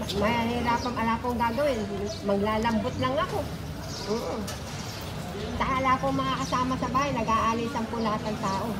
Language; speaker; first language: Filipino; native; Filipino